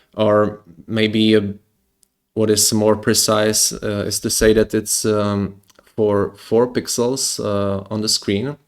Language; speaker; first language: English; non-native, fluent; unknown